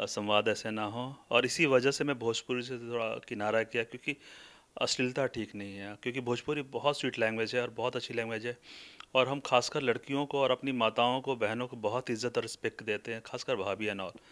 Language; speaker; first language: Hindi; non-native, local second language; Bhojpuri